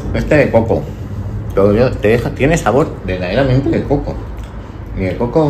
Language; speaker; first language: Spanish; native; Spanish